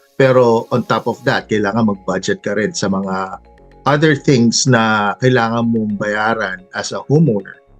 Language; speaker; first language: Filipino; native; Filipino